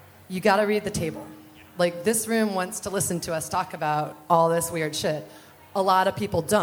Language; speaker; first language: English; native; English